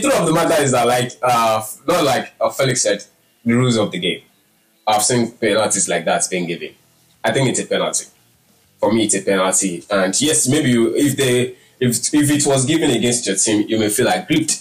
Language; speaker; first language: English; non-native, local second language; Yoruba